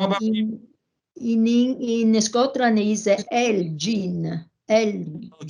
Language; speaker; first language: English; non-native, learner; Italian